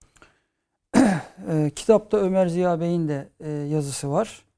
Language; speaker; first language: Turkish; native; Turkish